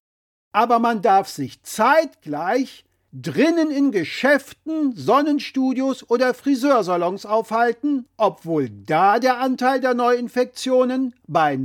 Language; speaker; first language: German; native; German